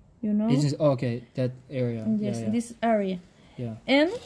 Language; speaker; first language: English; non-native, learner; Spanish